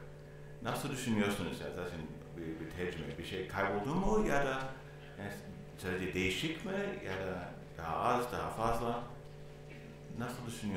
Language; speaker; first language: Turkish; non-native, learner; English